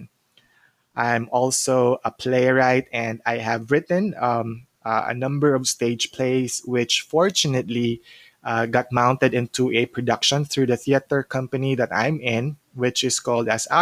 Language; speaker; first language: English; non-native, local second language; Cebuano